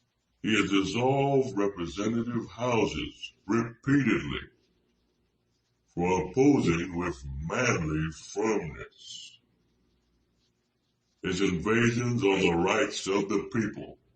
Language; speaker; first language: English; native; English